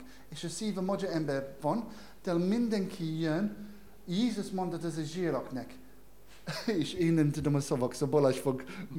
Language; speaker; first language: Hungarian; non-native, learner; English